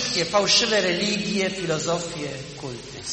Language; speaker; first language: Polish; native; Polish